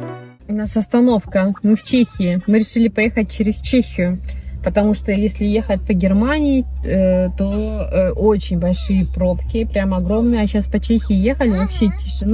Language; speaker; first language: Russian; native; Russian